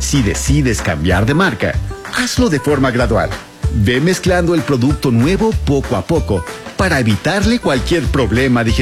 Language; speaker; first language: Spanish; native; Spanish